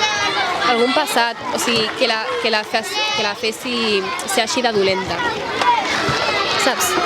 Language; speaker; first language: Catalan; native; Catalan